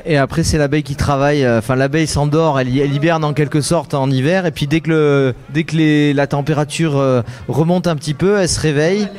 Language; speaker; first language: French; native; French